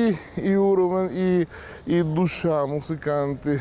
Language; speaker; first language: Russian; non-native, learner; Spanish